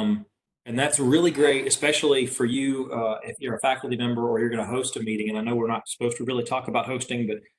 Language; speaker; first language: English; native; English